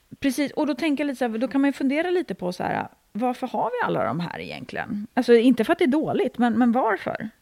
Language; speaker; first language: Swedish; native; Swedish